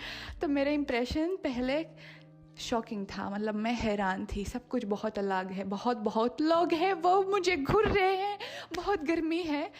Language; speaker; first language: Hindi; non-native, fluent; Russian